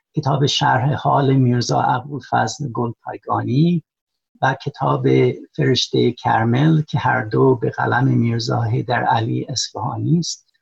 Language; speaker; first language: Persian; non-native, fluent; English